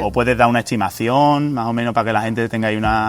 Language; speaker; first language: Spanish; native; Spanish